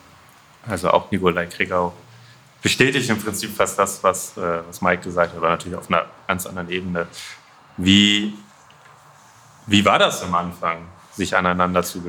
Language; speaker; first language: German; native; German